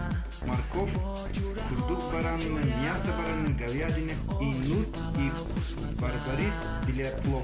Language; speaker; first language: Russian; non-native, local second language; Tajik